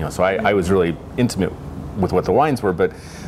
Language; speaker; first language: English; native; English